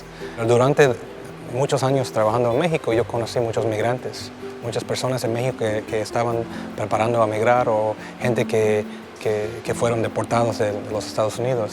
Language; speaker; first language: Spanish; early bilingual, heritage; Spanish